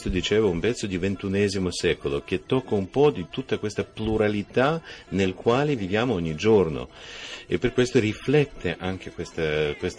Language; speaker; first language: Italian; non-native, fluent; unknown